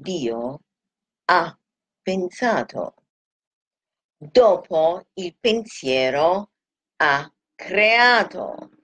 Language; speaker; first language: Italian; non-native, fluent; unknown